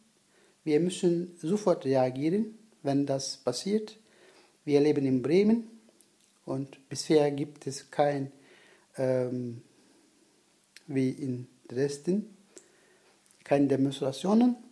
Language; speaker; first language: German; non-native, learner; Turkish